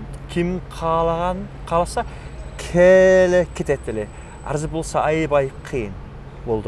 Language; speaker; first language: Kyrgyz; non-native, fluent; English